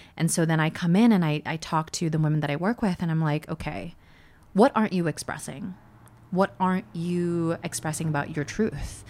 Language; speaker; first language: English; early bilingual, other home language; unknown